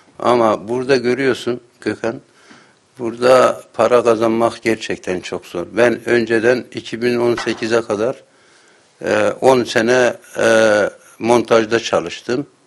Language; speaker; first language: Turkish; native; Turkish